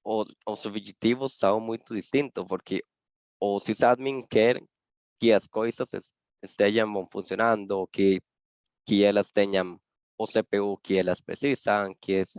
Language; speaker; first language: Portuguese; non-native, fluent; Spanish